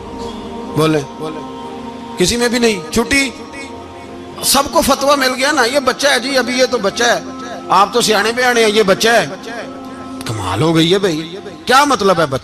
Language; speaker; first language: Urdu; non-native, local second language; Punjabi